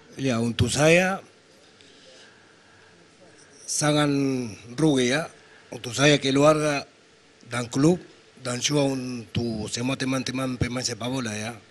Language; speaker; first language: Indonesian; non-native, fluent; Spanish